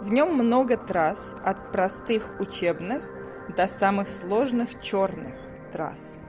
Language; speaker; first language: Russian; native; Russian